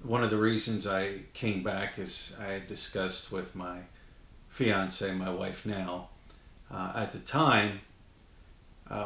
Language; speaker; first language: English; native; English